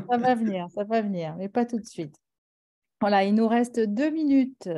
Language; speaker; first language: French; native; French